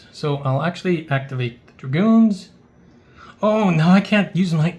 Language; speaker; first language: English; native; English